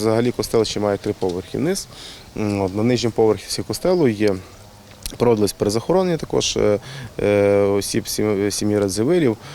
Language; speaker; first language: Ukrainian; native; Ukrainian